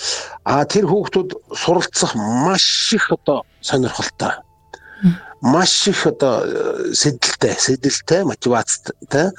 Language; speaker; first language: Mongolian; native; Mongolian